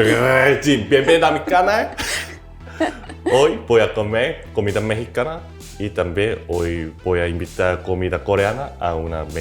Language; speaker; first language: Spanish; non-native, learner; Korean